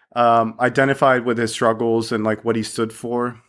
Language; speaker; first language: English; early bilingual, other home language; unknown